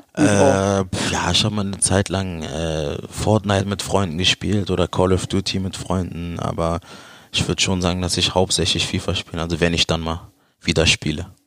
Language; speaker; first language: German; early bilingual, other home language; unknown